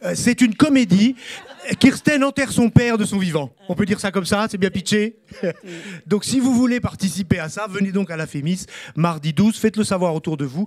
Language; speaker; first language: French; native; French